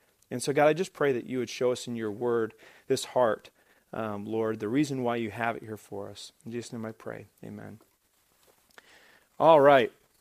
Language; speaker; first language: English; native; English